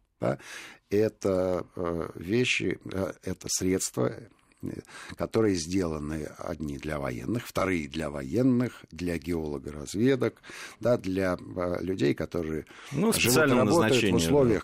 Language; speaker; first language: Russian; native; Russian